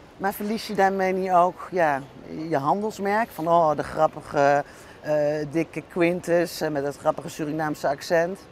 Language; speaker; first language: Dutch; native; Dutch